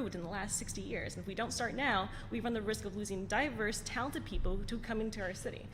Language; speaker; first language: English; early bilingual, other home language; Italian